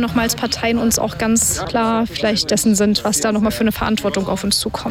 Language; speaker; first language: German; native; German